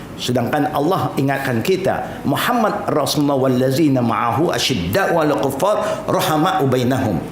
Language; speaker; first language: Malay; non-native, local second language; Chinese